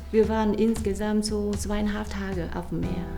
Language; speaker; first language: German; non-native, fluent; Vietnamese